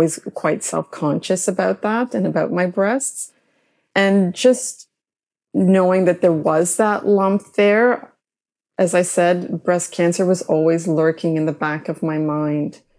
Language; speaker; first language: English; native; English